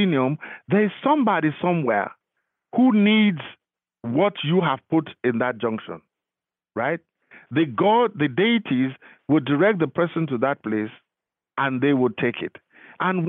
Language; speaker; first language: English; non-native, local second language; Yoruba